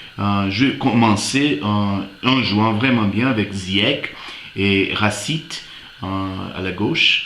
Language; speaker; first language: French; non-native, fluent; Portuguese